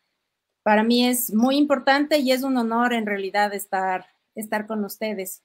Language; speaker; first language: Spanish; native; Spanish